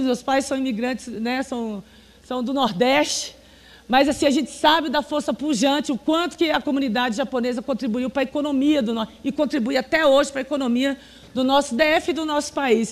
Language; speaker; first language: Portuguese; native; Portuguese